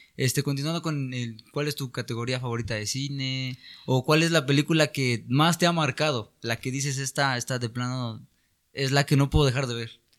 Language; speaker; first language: Spanish; native; Spanish